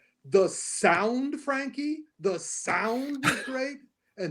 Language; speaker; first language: English; native; English